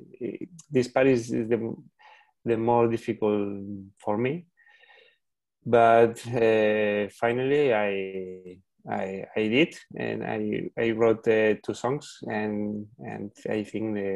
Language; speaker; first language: English; non-native, learner; Spanish